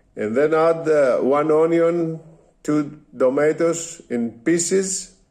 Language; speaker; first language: English; non-native, learner; Greek